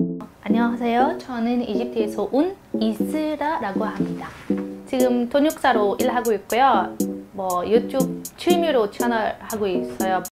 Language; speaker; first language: Korean; non-native, fluent; Arabic